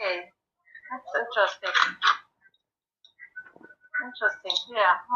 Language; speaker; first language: English; non-native, fluent; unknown